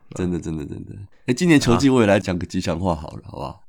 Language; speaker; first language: Chinese; native; Chinese